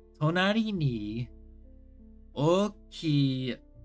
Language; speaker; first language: Japanese; non-native, learner; English